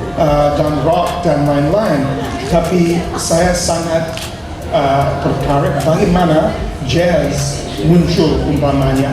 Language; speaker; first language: Indonesian; non-native, fluent; English